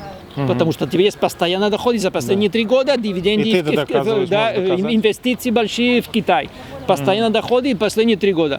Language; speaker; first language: Russian; non-native, fluent; Spanish